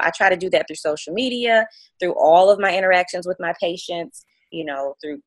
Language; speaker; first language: English; native; English